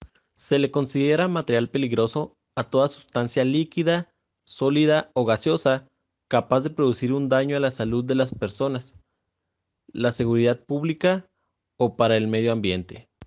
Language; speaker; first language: Spanish; native; Spanish